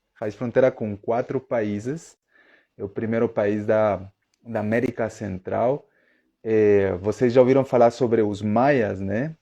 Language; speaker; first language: Portuguese; non-native, fluent; Spanish